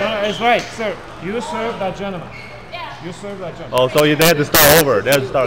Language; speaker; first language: English; non-native, learner; Chinese